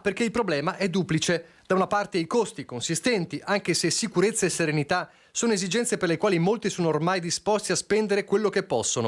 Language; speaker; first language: Italian; native; Italian